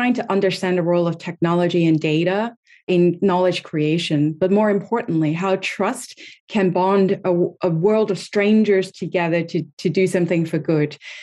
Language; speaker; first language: English; non-native, local second language; Cantonese